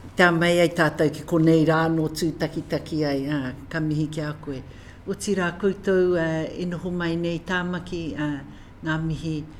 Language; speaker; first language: Māori; native; Māori